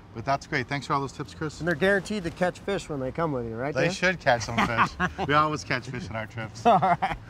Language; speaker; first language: English; native; English